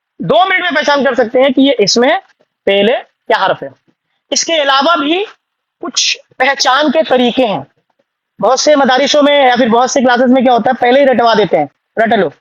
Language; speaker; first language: Urdu; native; Urdu